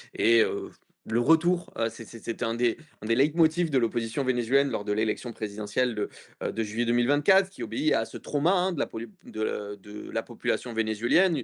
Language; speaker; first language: French; native; French